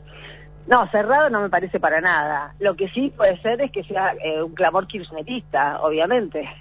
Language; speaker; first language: Spanish; native; Spanish